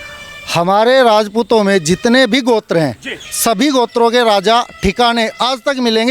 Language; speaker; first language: Hindi; native; Hindi